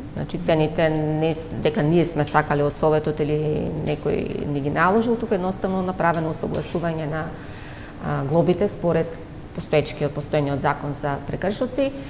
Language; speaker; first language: Macedonian; native; Macedonian